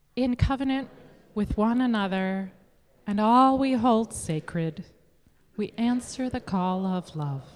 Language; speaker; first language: English; native; English